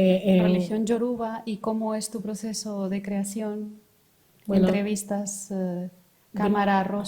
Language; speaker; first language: Spanish; native; Spanish